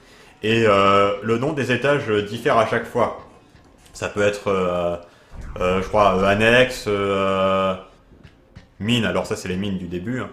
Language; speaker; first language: French; native; French